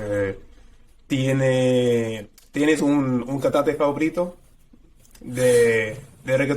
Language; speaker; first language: Spanish; non-native, fluent; English